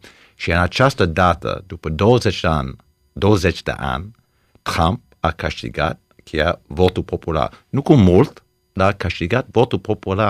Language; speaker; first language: Romanian; early bilingual, heritage; Romanian